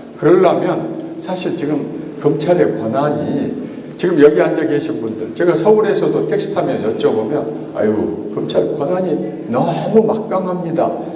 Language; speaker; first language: Korean; native; Korean